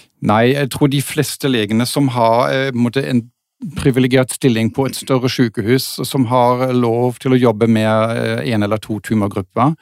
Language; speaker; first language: Norwegian; non-native, fluent; German